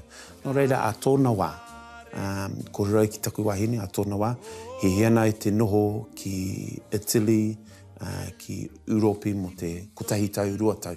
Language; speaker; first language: Māori; non-native, local second language; English